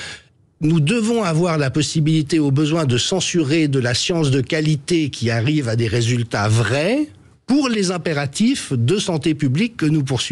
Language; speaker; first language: French; native; French